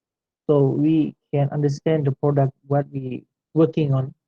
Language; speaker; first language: English; non-native, local second language; Malay